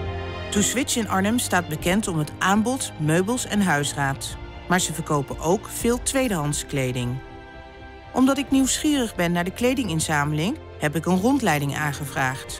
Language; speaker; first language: Dutch; native; Dutch